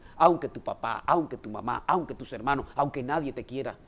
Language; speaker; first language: Spanish; native; Spanish